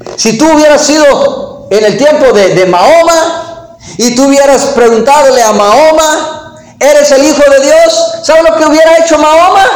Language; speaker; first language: Spanish; non-native, fluent; English